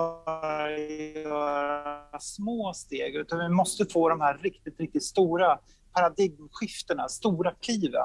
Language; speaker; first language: Swedish; native; Swedish